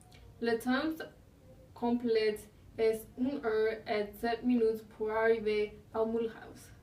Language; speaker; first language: French; non-native, learner; English